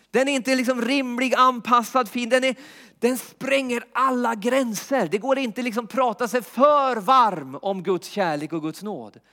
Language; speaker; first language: Swedish; native; Swedish